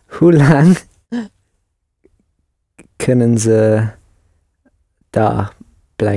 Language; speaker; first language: Dutch; non-native, learner; English